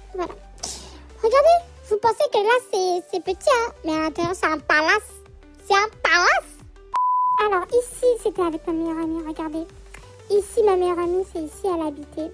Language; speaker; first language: French; native; French